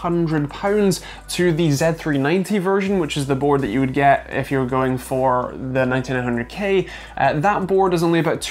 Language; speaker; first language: English; native; English